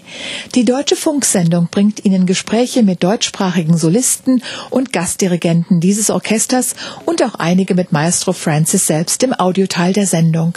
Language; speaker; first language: German; native; German